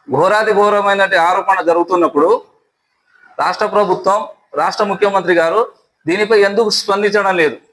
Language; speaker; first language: Telugu; non-native, local second language; Lambadi